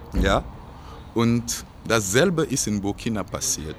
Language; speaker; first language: German; non-native, fluent; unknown